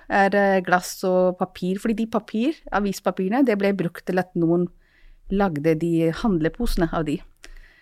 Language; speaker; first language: Norwegian; non-native, fluent; Hindi